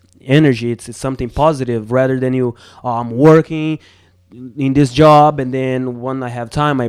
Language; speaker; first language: English; non-native, fluent; Portuguese